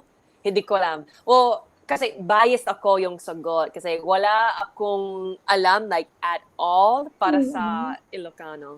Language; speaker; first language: Filipino; early bilingual, heritage; English